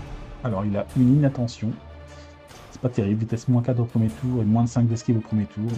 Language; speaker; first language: French; native; French